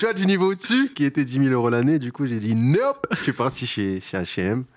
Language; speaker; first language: French; native; French